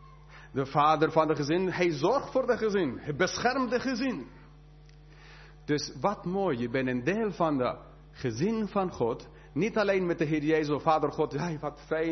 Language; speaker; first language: Dutch; non-native, fluent; English